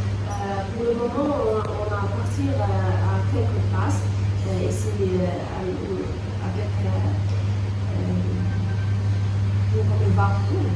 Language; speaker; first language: French; non-native, local second language; Arabic